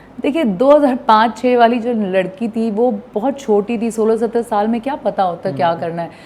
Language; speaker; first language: Hindi; non-native, local second language; Bhojpuri